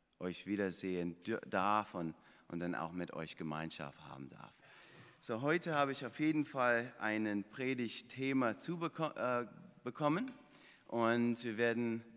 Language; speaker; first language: German; non-native, fluent; English